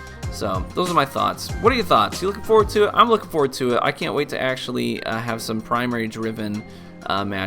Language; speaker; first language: English; native; English